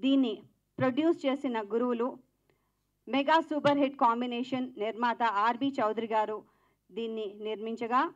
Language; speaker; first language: Telugu; native; Telugu